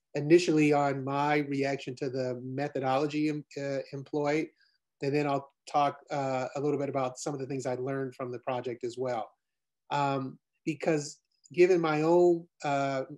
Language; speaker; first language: English; native; English